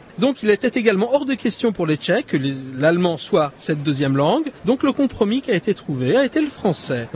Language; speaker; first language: French; native; French